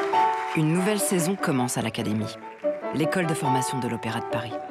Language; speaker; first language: French; native; French